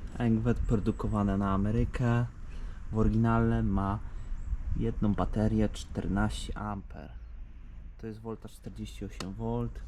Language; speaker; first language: Polish; native; Polish